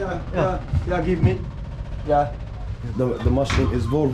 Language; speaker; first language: English; non-native, learner; Arabic